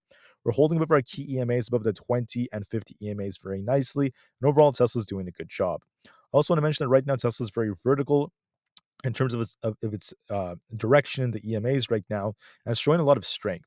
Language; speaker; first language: English; native; English